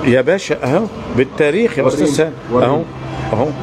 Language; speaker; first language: Arabic; native; Arabic